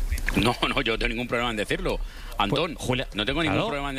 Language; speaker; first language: Spanish; native; Spanish